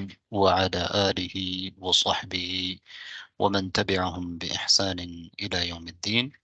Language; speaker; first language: Arabic; non-native, fluent; Tamil